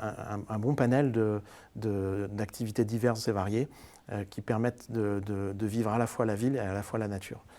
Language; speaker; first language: French; native; French